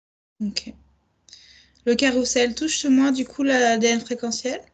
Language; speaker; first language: French; native; French